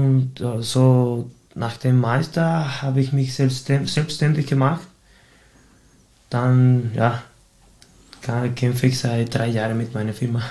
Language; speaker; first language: German; non-native, fluent; Spanish